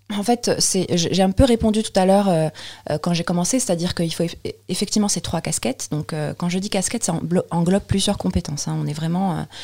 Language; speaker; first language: French; non-native, local second language; Arabic